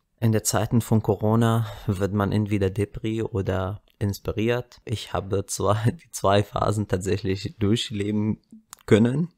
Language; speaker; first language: German; non-native, fluent; Arabic